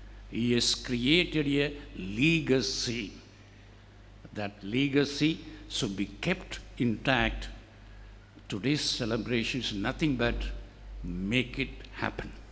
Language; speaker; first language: English; non-native, local second language; Tamil